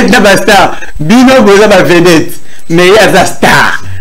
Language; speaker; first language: French; non-native, local second language; Lingala